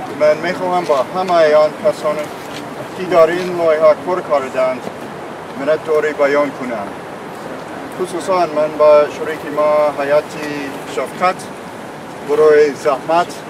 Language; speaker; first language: Tajik; non-native, learner; English